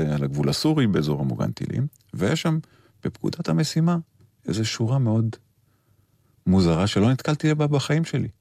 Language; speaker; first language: Hebrew; native; Hebrew